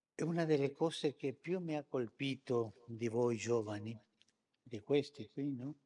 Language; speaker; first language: Italian; non-native, fluent; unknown